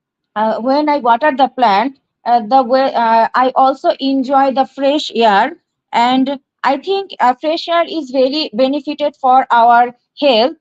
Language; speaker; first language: English; non-native, learner; Bangla